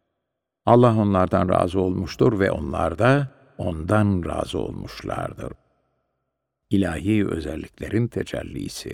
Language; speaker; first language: Turkish; native; Turkish